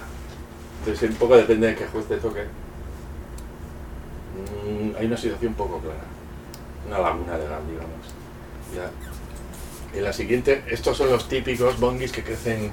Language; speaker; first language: Spanish; native; Spanish